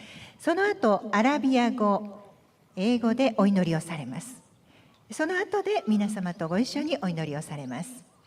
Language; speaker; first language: Japanese; native; Japanese